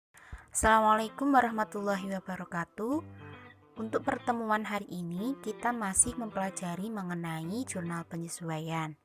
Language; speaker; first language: Indonesian; native; Indonesian